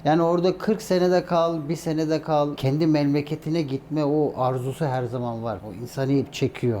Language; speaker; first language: Turkish; early bilingual, heritage; Turkish